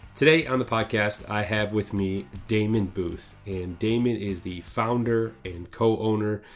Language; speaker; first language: English; native; English